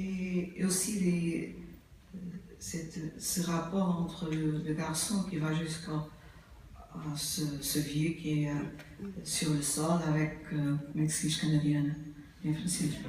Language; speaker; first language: French; non-native, fluent; Portuguese